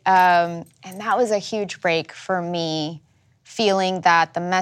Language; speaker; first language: English; early bilingual, other home language; Spanish